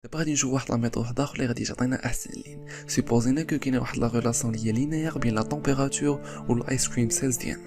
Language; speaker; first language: Arabic; native; Arabic